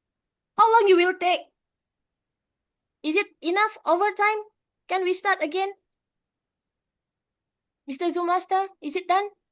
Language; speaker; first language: English; non-native, fluent; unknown